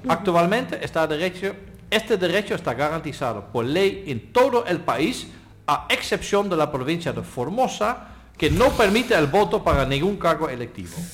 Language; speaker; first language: Spanish; non-native, fluent; Dutch